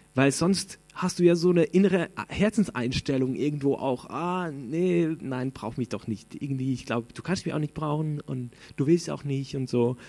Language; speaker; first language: German; native; German